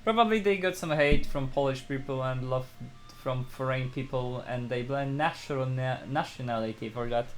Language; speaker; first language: English; non-native, fluent; Polish